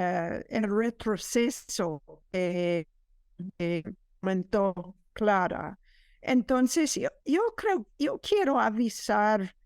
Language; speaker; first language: Spanish; non-native, fluent; English